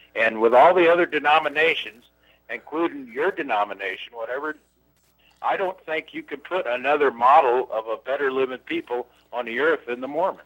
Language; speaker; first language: English; native; English